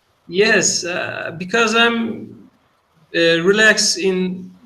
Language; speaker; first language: English; non-native, learner; Turkish